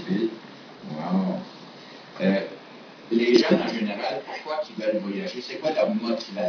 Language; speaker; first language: French; native; French